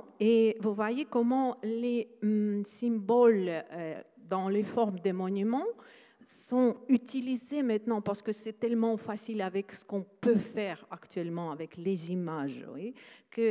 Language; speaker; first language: French; non-native, fluent; Ukrainian